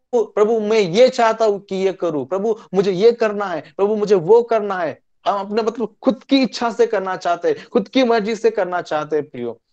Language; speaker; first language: Hindi; non-native, local second language; Marathi